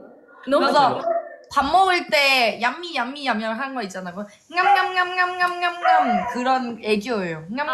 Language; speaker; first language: Korean; non-native, fluent; Thai